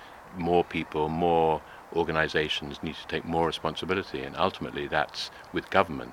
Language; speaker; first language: English; native; English